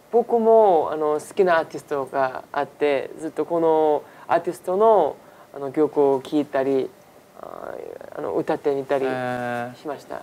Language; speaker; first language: Japanese; non-native, learner; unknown